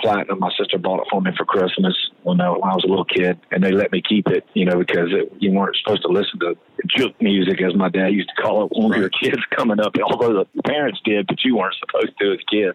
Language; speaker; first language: English; native; English